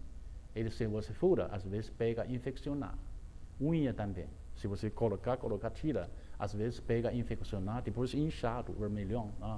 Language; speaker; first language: Portuguese; non-native, fluent; Chinese